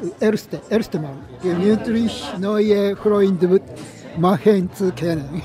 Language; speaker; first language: German; non-native, learner; Japanese